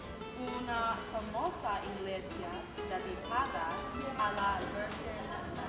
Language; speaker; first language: Spanish; non-native, learner; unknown